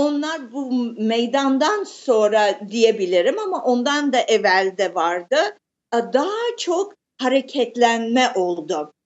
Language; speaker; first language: Turkish; early bilingual, heritage; Turkish